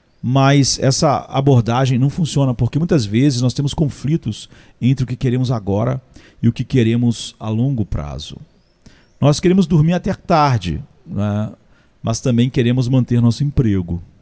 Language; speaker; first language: Portuguese; native; Portuguese